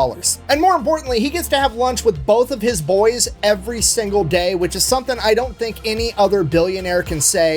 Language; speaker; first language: English; native; English